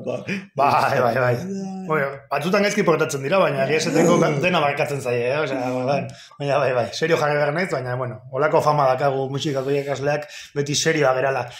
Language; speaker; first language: Basque; non-native, local second language; Spanish